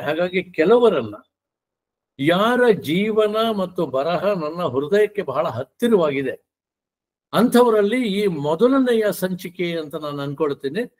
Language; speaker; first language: Kannada; non-native, local second language; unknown